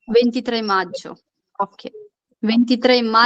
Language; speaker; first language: Italian; non-native, fluent; Urdu